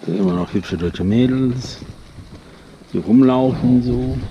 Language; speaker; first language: German; non-native, fluent; English